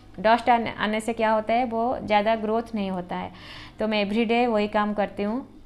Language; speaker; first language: Hindi; non-native, local second language; Odia